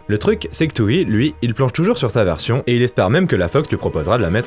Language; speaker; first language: French; native; French